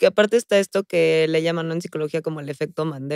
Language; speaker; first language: Spanish; native; Spanish